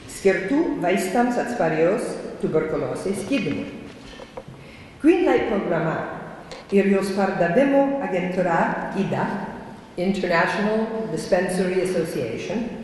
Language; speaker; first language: Lithuanian; non-native, learner; English